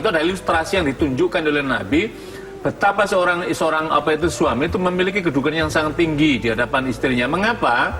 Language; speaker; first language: Indonesian; native; Indonesian